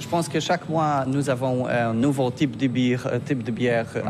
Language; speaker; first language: French; non-native, learner; Polish